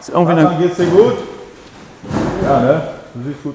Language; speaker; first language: German; native; German